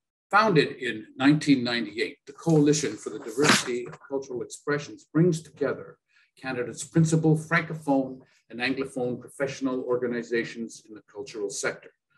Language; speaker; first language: English; native; English